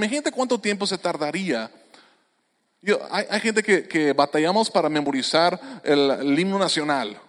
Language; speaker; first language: Spanish; native; Spanish